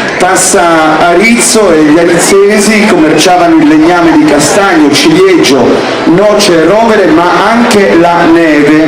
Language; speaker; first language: Italian; native; Italian